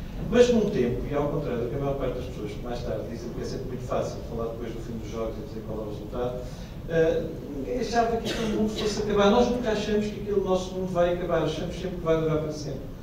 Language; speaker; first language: Portuguese; native; Portuguese